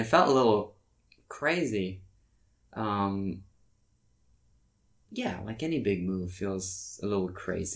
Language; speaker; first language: English; non-native, fluent; Norwegian